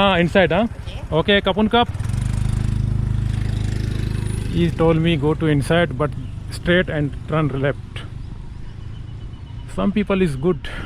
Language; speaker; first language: English; non-native, learner; Urdu